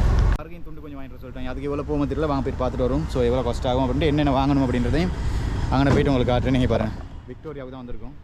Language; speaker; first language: Tamil; native; Tamil